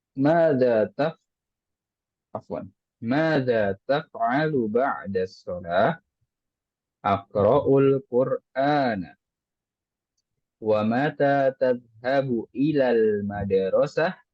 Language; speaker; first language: Arabic; non-native, fluent; Indonesian